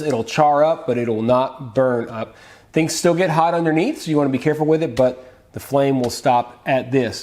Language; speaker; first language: English; native; English